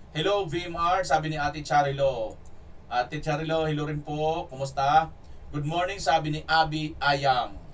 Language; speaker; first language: Filipino; non-native, local second language; Cebuano